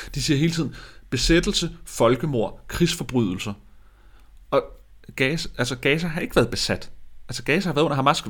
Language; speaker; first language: Danish; native; Danish